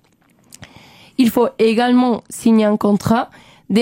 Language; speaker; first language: French; non-native, learner; Spanish